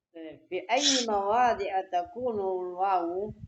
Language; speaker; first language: Arabic; non-native, fluent; Indonesian